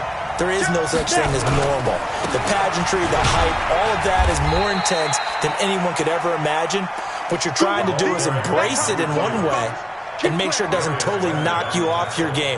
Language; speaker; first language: English; native; English